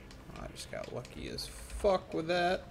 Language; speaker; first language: English; native; English